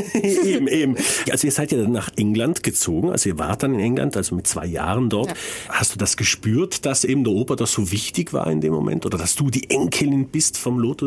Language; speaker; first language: German; native; German